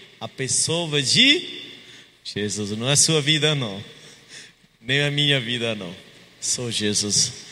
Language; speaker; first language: Portuguese; non-native, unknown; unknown